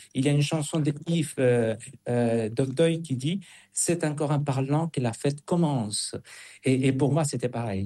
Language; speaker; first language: French; non-native, fluent; Spanish